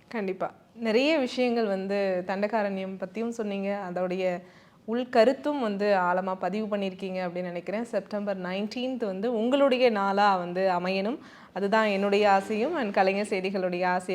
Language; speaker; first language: Tamil; native; Tamil